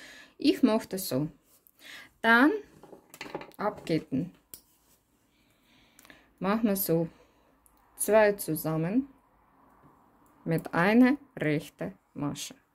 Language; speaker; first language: German; non-native, learner; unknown